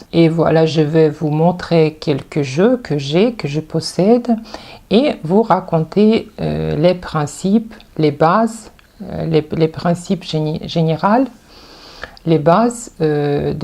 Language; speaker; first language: French; non-native, fluent; Russian